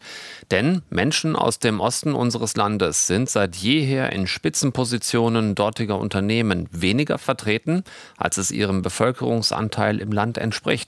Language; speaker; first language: German; native; German